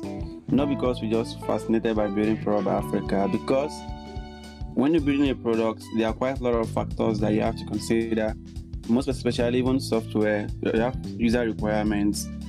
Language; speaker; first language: English; non-native, local second language; Yoruba